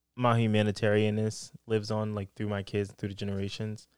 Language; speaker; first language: English; native; English